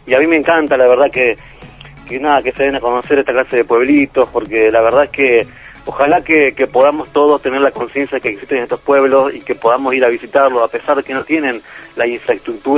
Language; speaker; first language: Spanish; native; Spanish